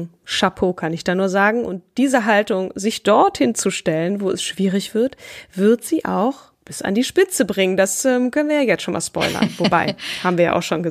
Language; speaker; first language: German; native; German